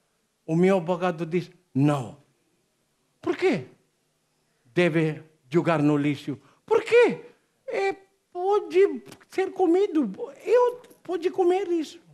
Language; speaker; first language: Portuguese; non-native, learner; Filipino